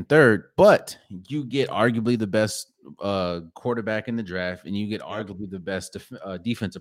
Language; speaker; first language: English; native; English